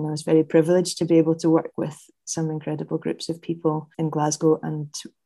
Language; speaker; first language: English; native; English